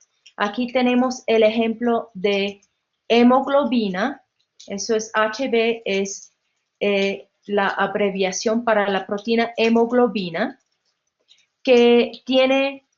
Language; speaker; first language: Spanish; non-native, fluent; English